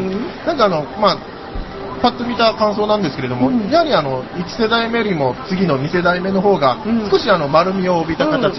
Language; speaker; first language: Japanese; native; Japanese